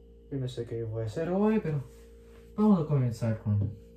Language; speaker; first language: Spanish; early bilingual, heritage; Spanish